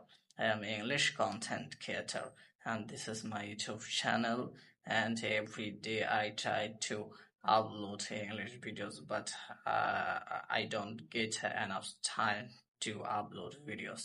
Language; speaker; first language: English; non-native, learner; Bangla